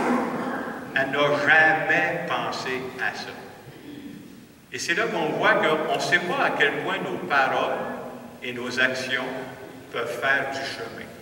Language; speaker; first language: French; native; French